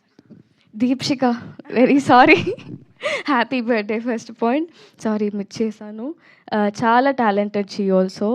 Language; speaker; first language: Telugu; non-native, learner; Tamil